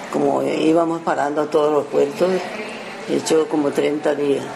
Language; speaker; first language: Spanish; early bilingual, other home language; Japanese